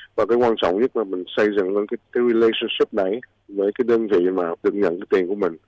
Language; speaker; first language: Vietnamese; early bilingual, heritage; Vietnamese